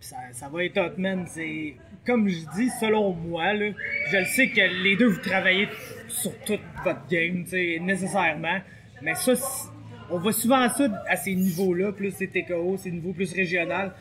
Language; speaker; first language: French; native; French